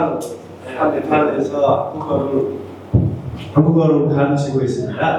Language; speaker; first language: Korean; non-native, fluent; Nepali